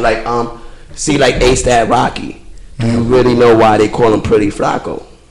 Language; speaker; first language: English; early bilingual, other home language; Spanish